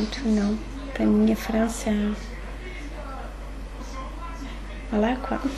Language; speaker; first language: Portuguese; early bilingual, heritage; French